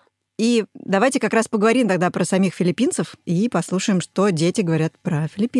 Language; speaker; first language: Russian; native; Russian